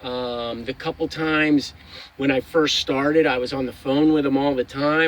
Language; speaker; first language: English; native; English